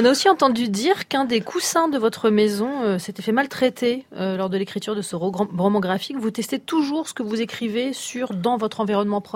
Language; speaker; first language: French; native; French